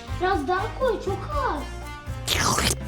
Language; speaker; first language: Turkish; early bilingual, heritage; Turkish